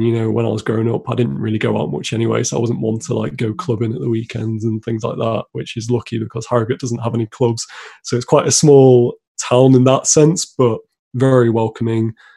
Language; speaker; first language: English; native; English